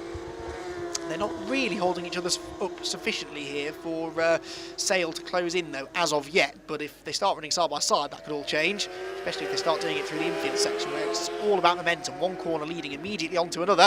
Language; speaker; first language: English; native; English